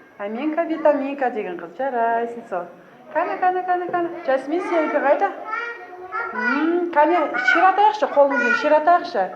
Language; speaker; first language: Kazakh; native; Kazakh